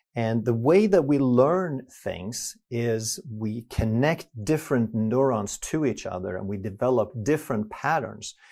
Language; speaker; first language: English; non-native, fluent; Swedish